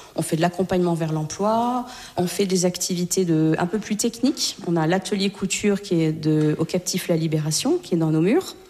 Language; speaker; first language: French; native; French